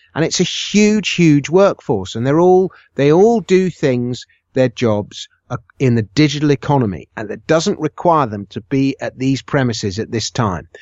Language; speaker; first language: English; native; English